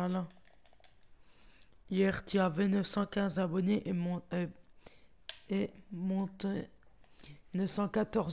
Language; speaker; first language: French; native; French